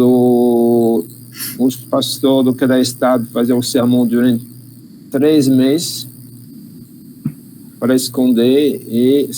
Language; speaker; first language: Portuguese; non-native, learner; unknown